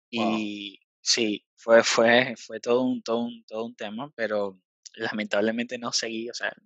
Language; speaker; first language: Spanish; native; Spanish